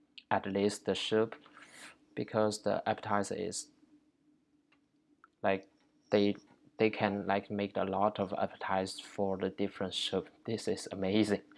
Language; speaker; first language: English; non-native, learner; Chinese